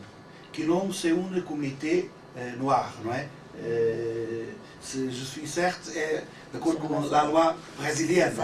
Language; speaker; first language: French; non-native, learner; Portuguese